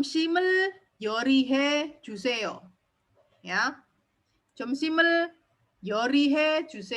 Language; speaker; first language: Korean; non-native, fluent; Indonesian